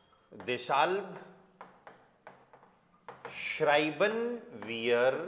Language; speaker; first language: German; non-native, fluent; Hindi